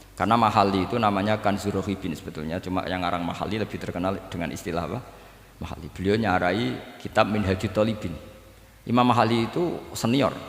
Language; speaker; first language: Indonesian; non-native, local second language; Javanese